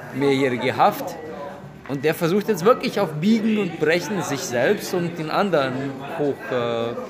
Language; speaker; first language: German; non-native, fluent; Romanian